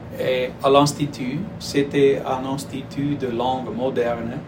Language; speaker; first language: French; non-native, fluent; Spanish